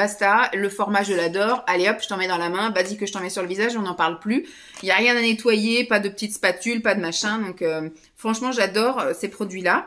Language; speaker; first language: French; native; French